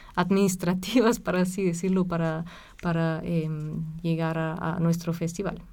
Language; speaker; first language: Spanish; non-native, fluent; German